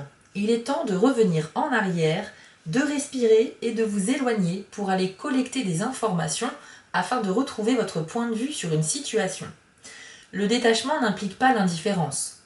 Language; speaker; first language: French; native; French